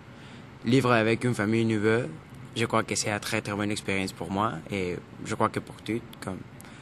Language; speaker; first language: French; non-native, learner; Spanish